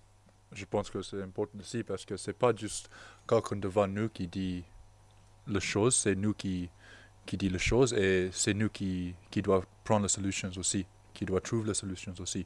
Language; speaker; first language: French; non-native, fluent; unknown